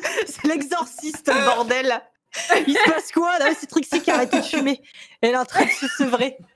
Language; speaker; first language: French; native; French